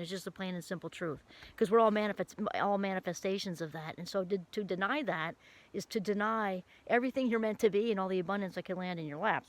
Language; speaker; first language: English; native; English